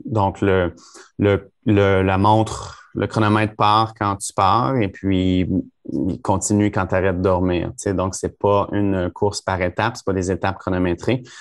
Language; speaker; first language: French; native; French